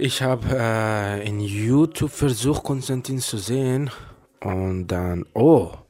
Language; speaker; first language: German; non-native, learner; Persian